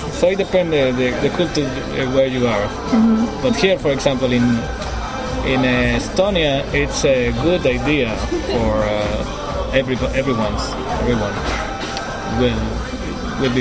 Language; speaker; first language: English; non-native, learner; Spanish